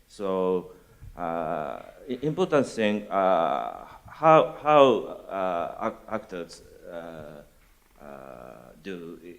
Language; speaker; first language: English; non-native, learner; Japanese